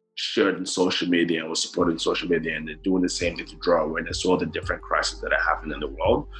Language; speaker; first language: English; non-native, local second language; Yoruba